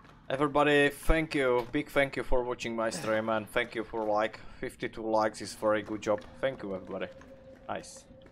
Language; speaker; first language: English; non-native, learner; Czech